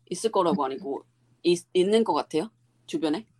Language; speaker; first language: Korean; non-native, learner; Chinese